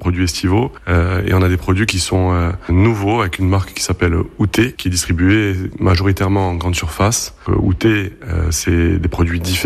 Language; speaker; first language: French; native; French